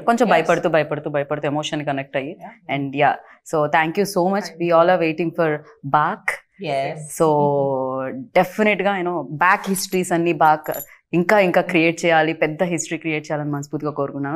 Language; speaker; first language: Telugu; native; Telugu